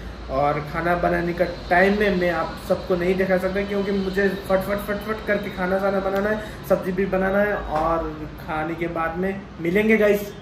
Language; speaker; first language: Hindi; non-native, local second language; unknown